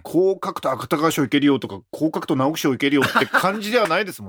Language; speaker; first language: Japanese; native; Japanese